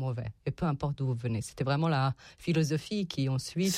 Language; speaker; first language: French; non-native, fluent; Serbian